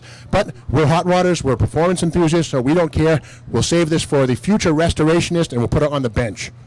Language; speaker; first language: English; native; English